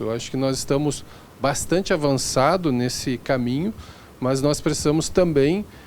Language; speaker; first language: Portuguese; native; Portuguese